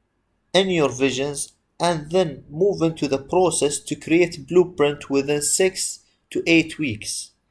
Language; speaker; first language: English; non-native, fluent; Arabic